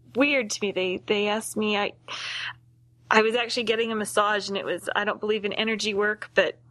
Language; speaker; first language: English; native; English